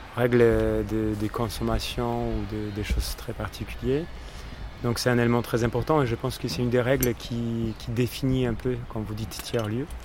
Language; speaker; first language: French; non-native, fluent; Polish